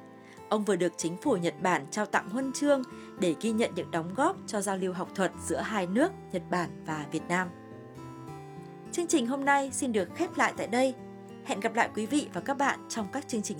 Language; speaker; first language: Vietnamese; native; Vietnamese